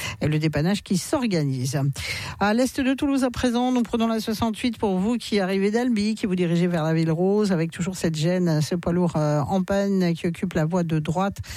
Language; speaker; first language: French; native; French